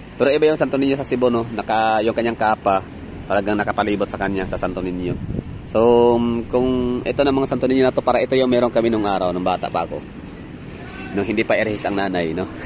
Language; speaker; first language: Filipino; non-native, local second language; Cebuano